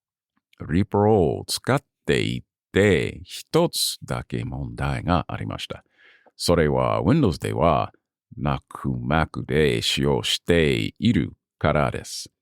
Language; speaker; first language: Japanese; non-native, learner; English